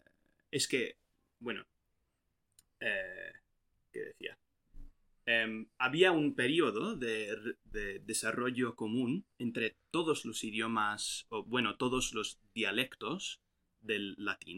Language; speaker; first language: Spanish; non-native, fluent; English